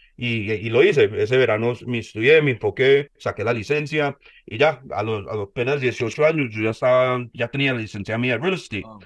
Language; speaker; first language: Spanish; early bilingual, heritage; Spanish